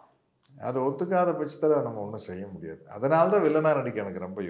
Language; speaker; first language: Tamil; native; Tamil